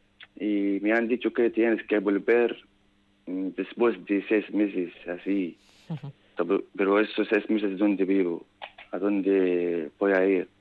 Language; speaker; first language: Spanish; non-native, learner; Arabic